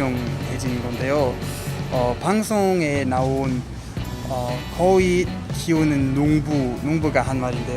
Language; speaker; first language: Korean; non-native, fluent; Luxembourgish